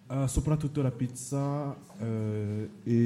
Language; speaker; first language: Italian; non-native, learner; French